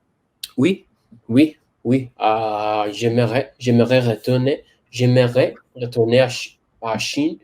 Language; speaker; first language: French; non-native, learner; English